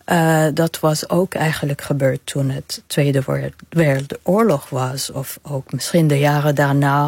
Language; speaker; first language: Dutch; non-native, fluent; Arabic